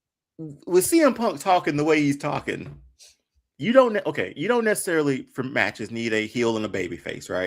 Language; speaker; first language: English; native; English